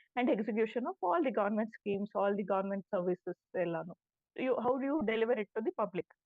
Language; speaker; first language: English; non-native, local second language; Kannada